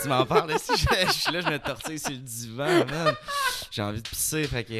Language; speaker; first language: French; native; French